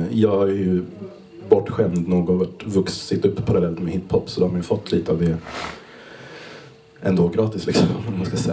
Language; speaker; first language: Swedish; native; Swedish